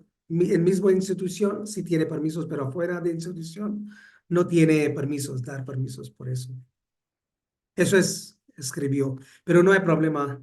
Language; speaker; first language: Spanish; non-native, learner; Hindi